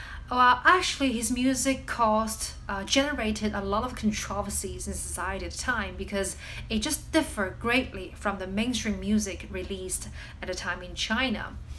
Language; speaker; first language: English; non-native, fluent; Chinese